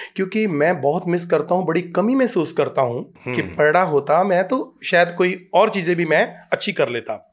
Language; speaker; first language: Hindi; native; Hindi